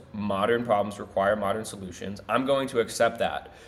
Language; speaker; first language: English; native; English